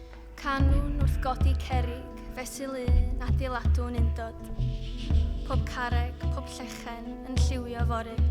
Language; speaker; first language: Welsh; native; Welsh